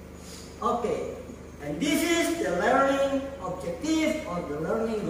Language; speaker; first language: English; non-native, fluent; Indonesian